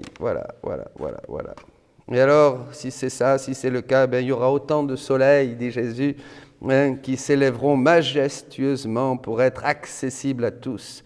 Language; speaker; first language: French; native; French